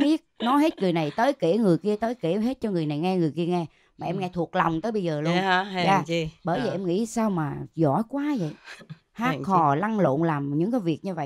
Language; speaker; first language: Vietnamese; native; Vietnamese